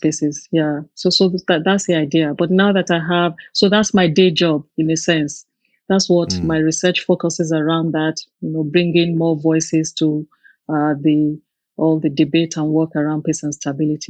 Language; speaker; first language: English; non-native, local second language; Yoruba